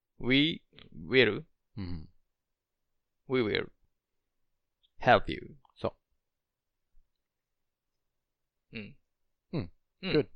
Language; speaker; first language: English; non-native, learner; Japanese